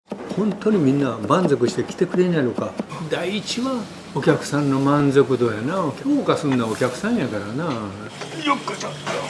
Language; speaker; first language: Japanese; native; Japanese